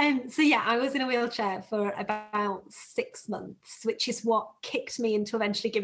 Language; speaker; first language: English; native; English